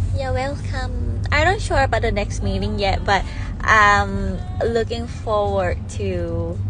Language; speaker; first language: English; non-native, fluent; Thai